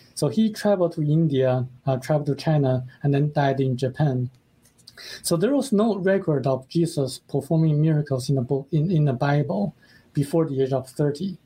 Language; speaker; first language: English; non-native, fluent; Chinese